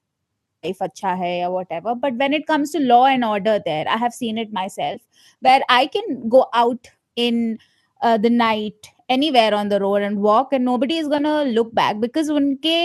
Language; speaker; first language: English; non-native, local second language; Malayalam